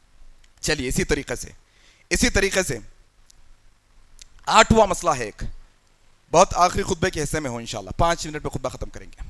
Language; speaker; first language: Urdu; native; Urdu